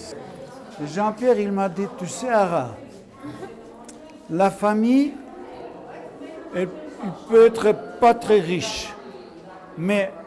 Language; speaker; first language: French; non-native, learner; Armenian